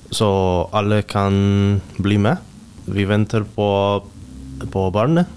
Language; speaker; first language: Norwegian; non-native, learner; Spanish